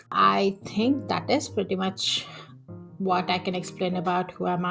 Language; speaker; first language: English; non-native, local second language; Telugu